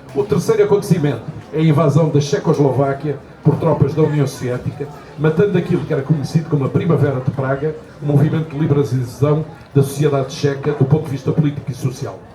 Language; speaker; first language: Portuguese; native; Portuguese